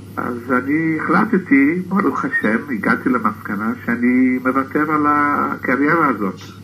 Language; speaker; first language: Hebrew; early bilingual, other home language; English